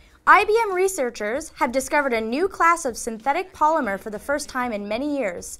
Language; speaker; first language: English; native; English